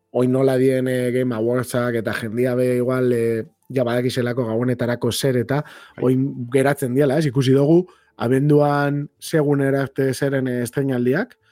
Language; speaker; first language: Basque; native; Basque